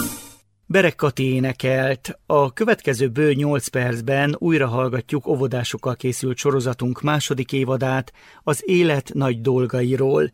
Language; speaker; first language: Hungarian; native; Hungarian